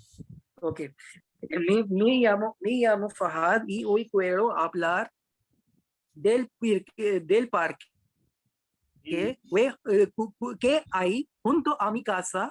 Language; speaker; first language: Spanish; non-native, learner; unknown